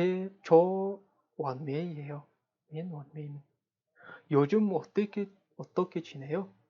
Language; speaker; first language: Korean; non-native, fluent; Kazakh